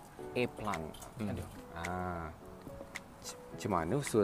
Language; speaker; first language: Malay; native; Malay